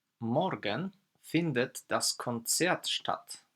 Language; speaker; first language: German; non-native, fluent; Polish